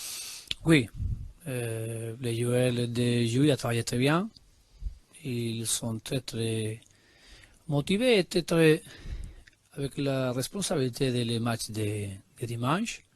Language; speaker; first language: French; non-native, learner; Spanish